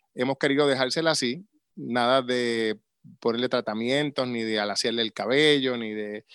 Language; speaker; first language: Spanish; native; Spanish